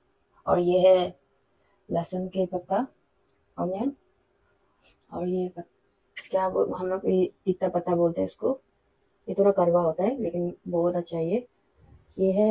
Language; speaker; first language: Hindi; non-native, local second language; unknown